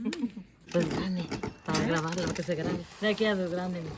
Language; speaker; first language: Spanish; native; Spanish